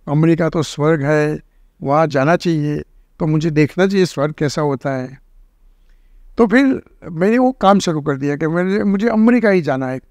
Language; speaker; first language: Hindi; non-native, local second language; Gujarati